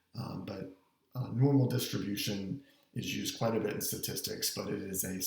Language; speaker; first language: English; native; English